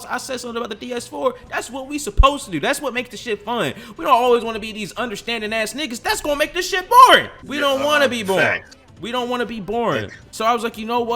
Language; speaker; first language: English; native; English